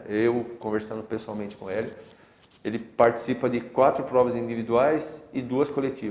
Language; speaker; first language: Portuguese; native; Portuguese